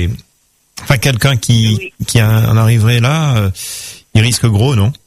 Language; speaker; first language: French; native; French